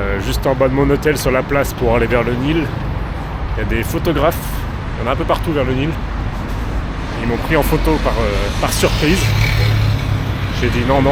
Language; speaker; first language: French; native; French